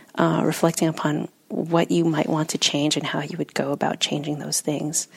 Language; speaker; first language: English; native; English